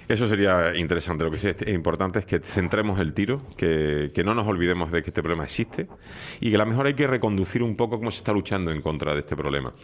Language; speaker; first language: Spanish; native; Spanish